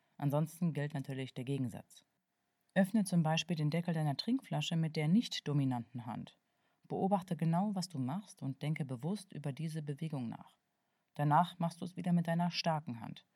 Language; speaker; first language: German; native; German